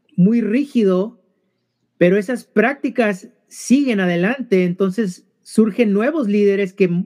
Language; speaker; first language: Spanish; early bilingual, heritage; Spanish